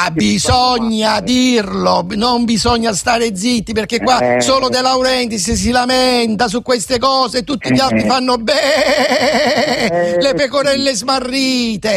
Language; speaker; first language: Italian; native; Italian